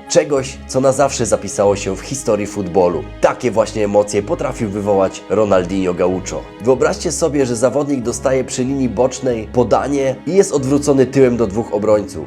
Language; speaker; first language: Polish; native; Polish